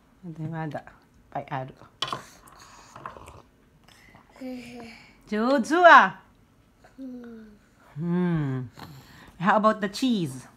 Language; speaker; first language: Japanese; non-native, learner; Filipino